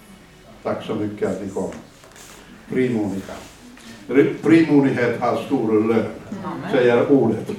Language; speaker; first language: Swedish; non-native, fluent; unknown